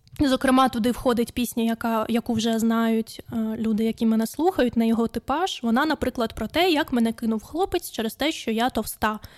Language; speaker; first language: Ukrainian; non-native, local second language; Russian